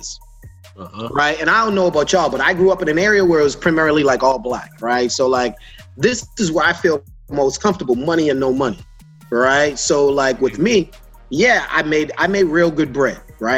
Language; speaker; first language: English; native; English